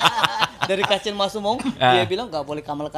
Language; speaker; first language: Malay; non-native, learner; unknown